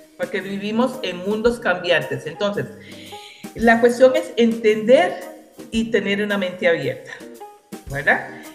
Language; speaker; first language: Spanish; non-native, local second language; Jamaican Creole English